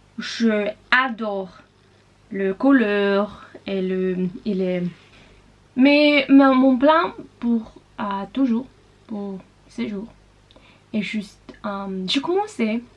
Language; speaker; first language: French; non-native, learner; Norwegian